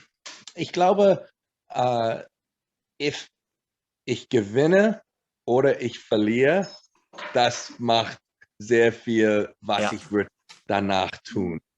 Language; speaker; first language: German; non-native, learner; English